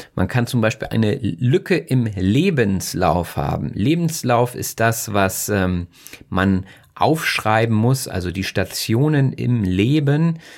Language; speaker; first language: German; native; German